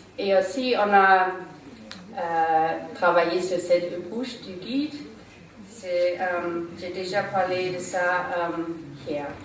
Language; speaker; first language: French; non-native, learner; German